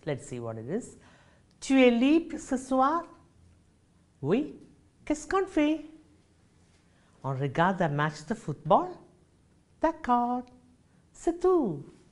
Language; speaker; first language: French; non-native, fluent; Malayalam